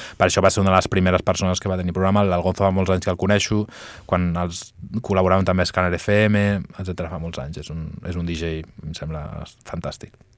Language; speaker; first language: Catalan; non-native, local second language; Spanish